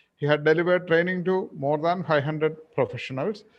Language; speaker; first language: English; non-native, local second language; Malayalam